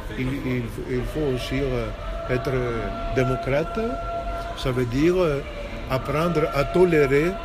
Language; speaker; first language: French; non-native, fluent; Greek